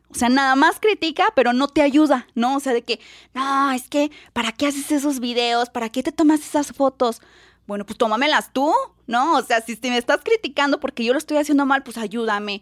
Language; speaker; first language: Spanish; native; Spanish